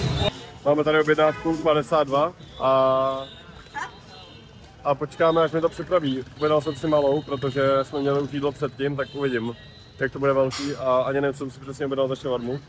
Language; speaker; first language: Czech; native; Czech